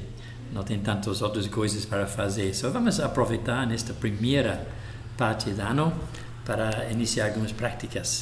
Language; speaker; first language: Portuguese; non-native, local second language; English